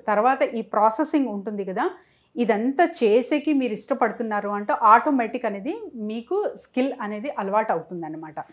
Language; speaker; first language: Telugu; non-native, local second language; Urdu